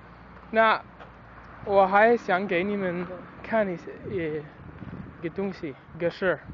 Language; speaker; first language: Chinese; non-native, learner; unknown